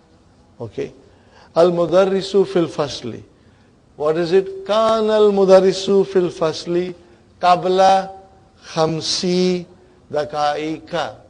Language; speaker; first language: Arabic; non-native, fluent; English